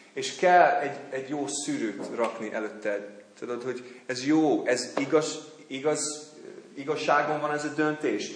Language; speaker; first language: Hungarian; non-native, fluent; English